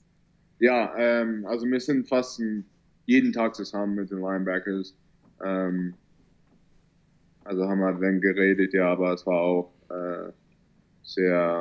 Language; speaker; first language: German; early bilingual, heritage; German